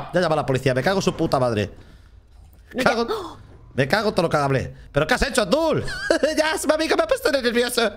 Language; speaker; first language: Spanish; native; Spanish